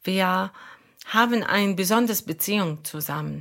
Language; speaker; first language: German; non-native, learner; Arabic